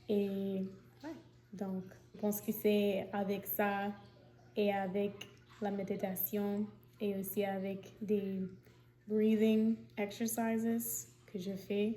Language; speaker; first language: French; non-native, fluent; English